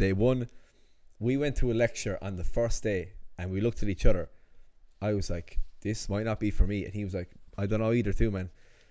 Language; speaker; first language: English; native; English